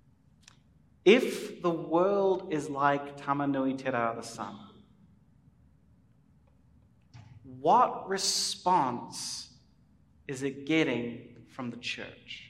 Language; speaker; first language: English; native; English